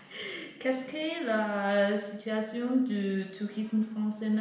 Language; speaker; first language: French; non-native, learner; Chinese